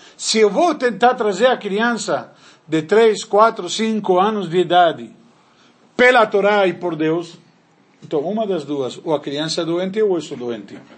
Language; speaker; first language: Portuguese; non-native, fluent; Spanish